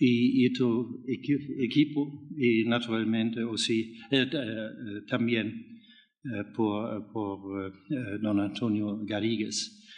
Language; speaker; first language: Spanish; non-native, learner; German